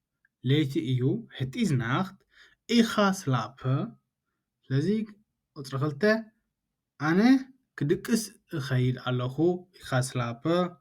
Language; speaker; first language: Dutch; non-native, learner; Tigrinya